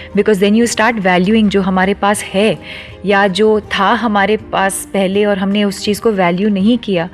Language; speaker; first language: Hindi; non-native, local second language; Konkani